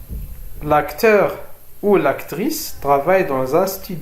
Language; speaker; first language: French; non-native, fluent; Arabic